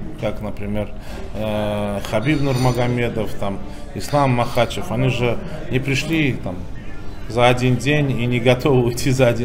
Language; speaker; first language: Russian; native; Russian